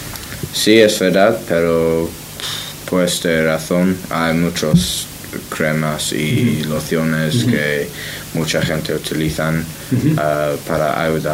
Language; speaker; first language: Spanish; non-native, learner; English